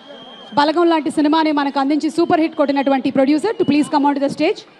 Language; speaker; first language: Telugu; native; Telugu